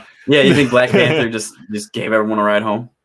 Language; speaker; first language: English; native; English